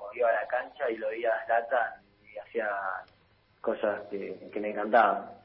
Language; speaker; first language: Spanish; early bilingual, heritage; Italian